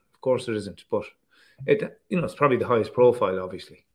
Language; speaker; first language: English; native; English